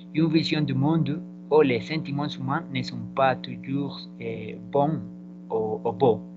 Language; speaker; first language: French; non-native, learner; Spanish